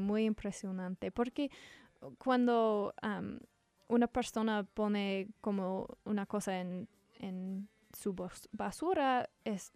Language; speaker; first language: Spanish; non-native, learner; English